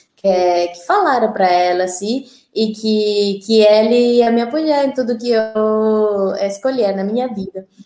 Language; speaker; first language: Portuguese; non-native, fluent; Spanish